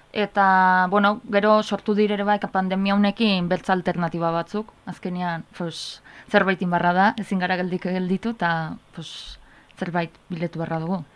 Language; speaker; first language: Basque; native; Basque